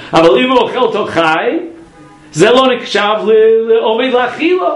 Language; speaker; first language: Hebrew; non-native, fluent; English